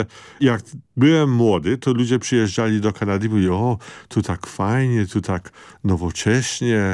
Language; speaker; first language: Polish; early bilingual, heritage; Polish